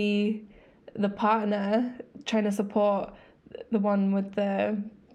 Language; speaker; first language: English; native; English